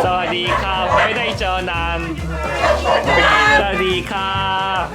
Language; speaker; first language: Thai; non-native, fluent; Korean